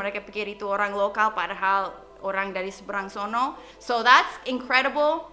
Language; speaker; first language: Indonesian; non-native, fluent; English